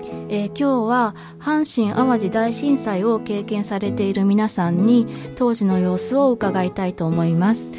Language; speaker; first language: Japanese; native; Japanese